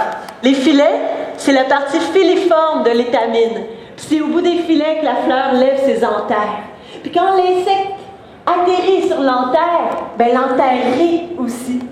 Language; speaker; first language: French; native; French